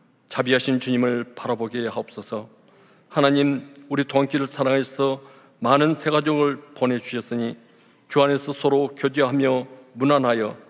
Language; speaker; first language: Korean; native; Korean